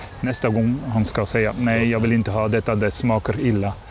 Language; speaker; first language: Swedish; non-native, learner; Dutch